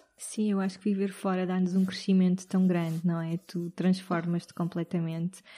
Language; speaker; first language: Portuguese; native; Portuguese